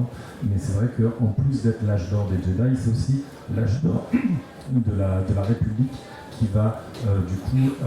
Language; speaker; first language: French; native; French